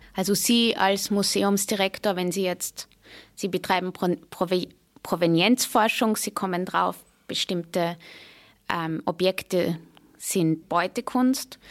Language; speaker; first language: German; native; German